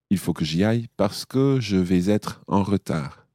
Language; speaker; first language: French; non-native, fluent; English